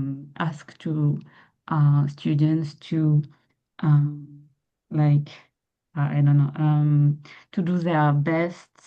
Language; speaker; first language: English; non-native, fluent; French